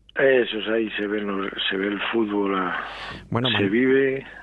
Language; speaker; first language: Spanish; native; Spanish